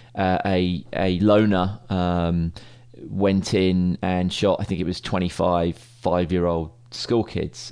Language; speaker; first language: English; native; English